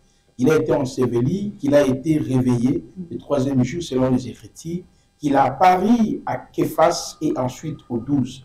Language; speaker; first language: French; non-native, local second language; Lingala